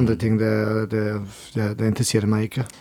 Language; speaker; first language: Norwegian; non-native, learner; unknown